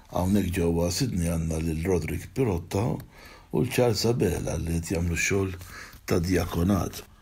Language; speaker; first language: Maltese; native; Maltese